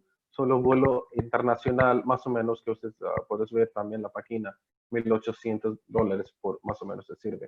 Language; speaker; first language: Spanish; non-native, learner; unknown